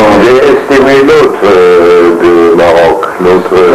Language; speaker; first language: French; non-native, learner; German